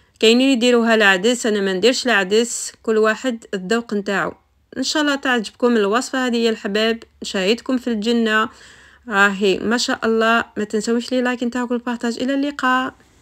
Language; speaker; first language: Arabic; non-native, local second language; Kabyle